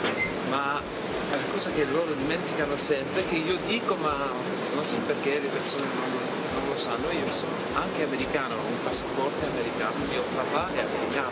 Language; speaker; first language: Italian; non-native, fluent; English